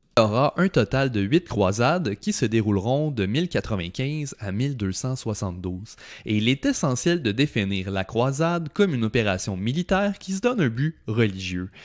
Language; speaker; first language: French; native; French